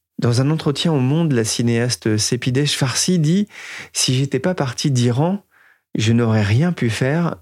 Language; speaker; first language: French; native; French